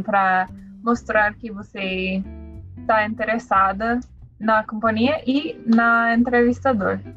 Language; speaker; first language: Portuguese; non-native, learner; English